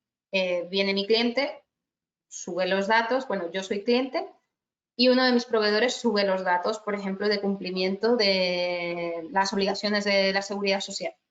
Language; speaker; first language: Spanish; native; Spanish